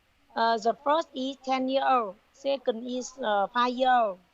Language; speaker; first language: English; non-native, learner; Vietnamese